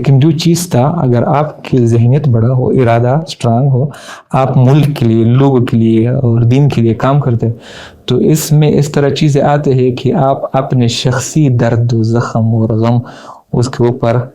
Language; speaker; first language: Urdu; non-native, learner; Pashto